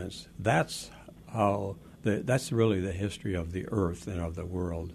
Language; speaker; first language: English; early bilingual, other home language; Western Frisian